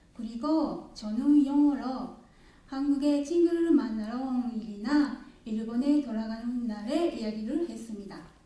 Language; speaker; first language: Korean; non-native, learner; Japanese